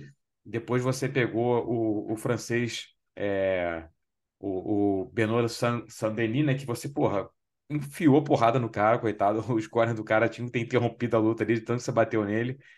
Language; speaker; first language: Portuguese; native; Portuguese